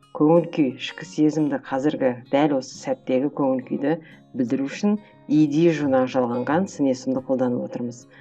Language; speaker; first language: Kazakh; native; Kazakh